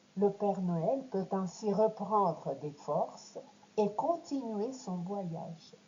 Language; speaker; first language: French; non-native, fluent; Ukrainian